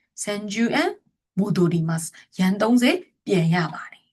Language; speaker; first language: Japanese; non-native, fluent; Burmese